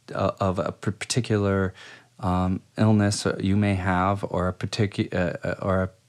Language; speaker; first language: English; native; English